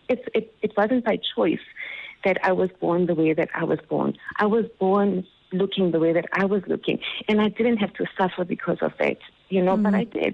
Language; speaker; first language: English; non-native, local second language; Xhosa